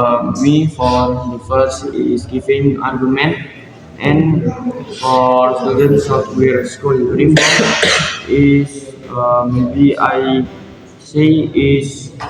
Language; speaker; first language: English; non-native, learner; Indonesian